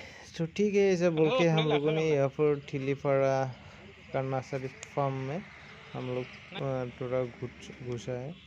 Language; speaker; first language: Hindi; non-native, local second language; Bodo